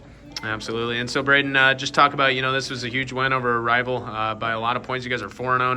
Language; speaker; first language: English; native; English